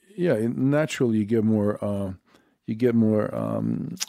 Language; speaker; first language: English; non-native, fluent; Swedish